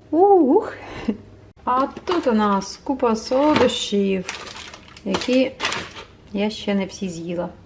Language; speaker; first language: Ukrainian; non-native, local second language; Russian